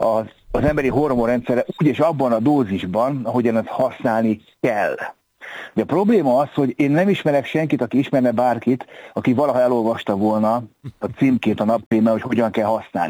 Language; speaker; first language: Hungarian; native; Hungarian